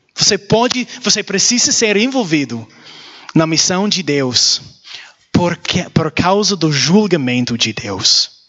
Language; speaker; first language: Portuguese; non-native, learner; English